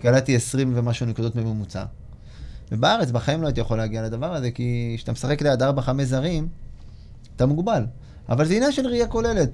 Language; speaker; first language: Hebrew; native; Hebrew